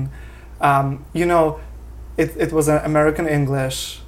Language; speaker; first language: English; non-native, fluent; Russian